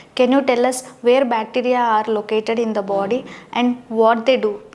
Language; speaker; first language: English; non-native, local second language; Telugu